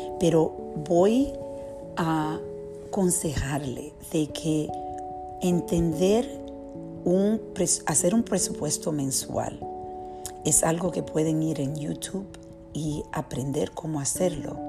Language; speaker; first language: Spanish; early bilingual, heritage; Spanish